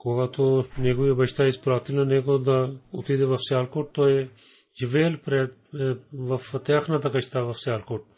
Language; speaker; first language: Bulgarian; non-native, learner; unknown